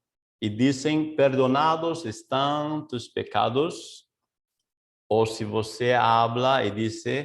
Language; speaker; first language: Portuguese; non-native, fluent; Spanish